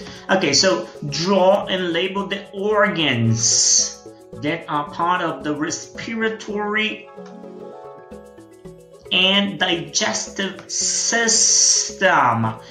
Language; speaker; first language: English; non-native, fluent; Portuguese